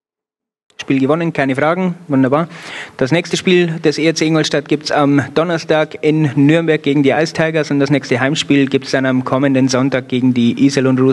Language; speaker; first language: German; native; German